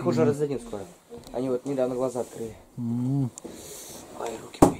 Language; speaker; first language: Russian; native; Russian